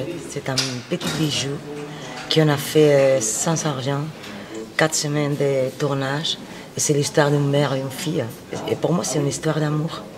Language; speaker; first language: French; non-native, fluent; Spanish